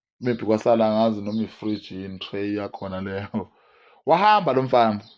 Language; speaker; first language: Zulu; non-native, local second language; Swati